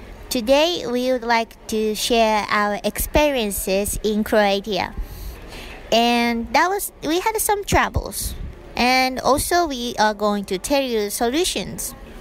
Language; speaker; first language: English; non-native, fluent; Japanese